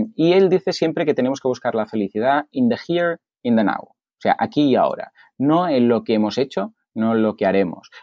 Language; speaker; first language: Spanish; native; Spanish